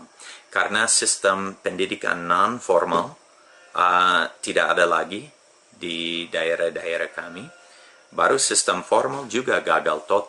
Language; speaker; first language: Indonesian; non-native, fluent; English